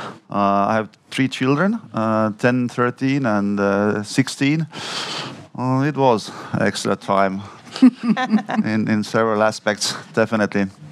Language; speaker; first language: English; non-native, fluent; Estonian